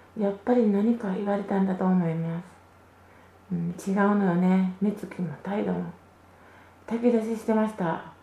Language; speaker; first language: Japanese; early bilingual, other home language; Vietnamese